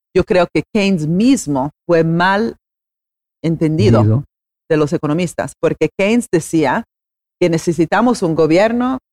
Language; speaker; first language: Spanish; non-native, fluent; Italian